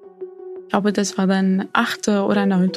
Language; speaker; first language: German; non-native, fluent; Arabic